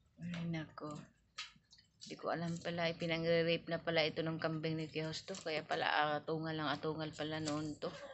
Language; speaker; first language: Filipino; native; Filipino